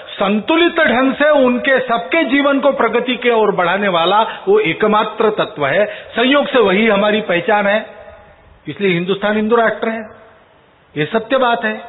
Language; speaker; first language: Hindi; non-native, local second language; Marathi